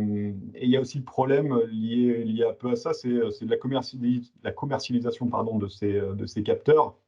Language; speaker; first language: French; native; French